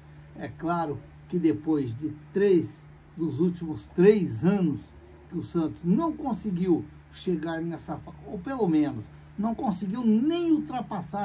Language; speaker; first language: Portuguese; native; Portuguese